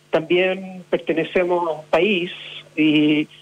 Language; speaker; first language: Spanish; native; Spanish